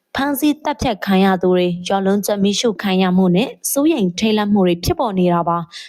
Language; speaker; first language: Burmese; non-native, local second language; Hakha Chin